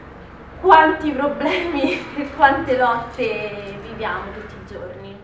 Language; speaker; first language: Italian; native; Italian